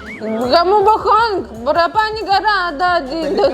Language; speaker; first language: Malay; non-native, learner; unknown